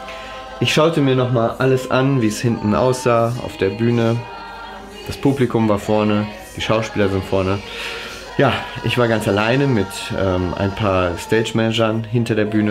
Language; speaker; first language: German; native; German